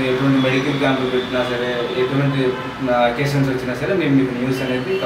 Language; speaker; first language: Telugu; native; Telugu